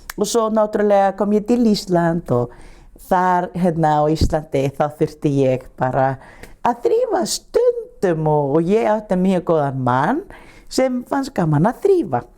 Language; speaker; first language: Icelandic; non-native, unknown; Spanish